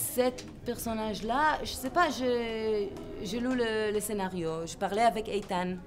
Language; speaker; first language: French; non-native, fluent; Hebrew